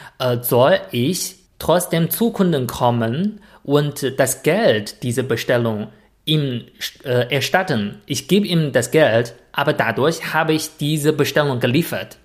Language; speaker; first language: German; non-native, fluent; Chinese